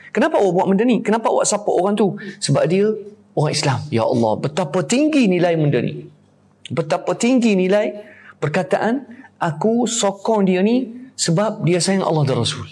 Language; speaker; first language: Malay; native; Malay